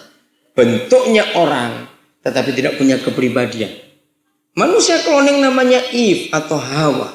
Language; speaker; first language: Indonesian; native; Indonesian